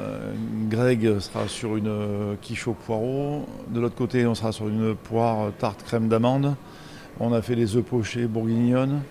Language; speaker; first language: French; native; French